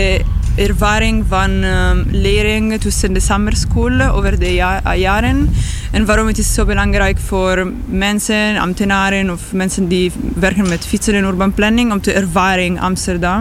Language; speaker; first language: Dutch; non-native, learner; Italian